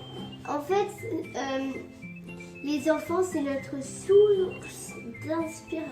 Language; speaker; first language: French; early bilingual, other home language; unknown